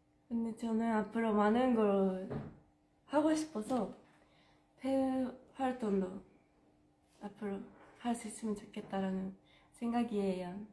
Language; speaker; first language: Korean; non-native, fluent; Japanese